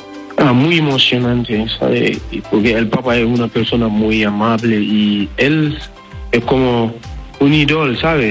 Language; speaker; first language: Spanish; non-native, learner; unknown